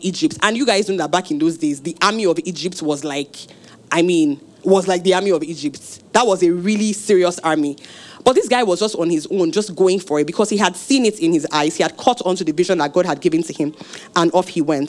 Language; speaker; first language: English; non-native, local second language; Yoruba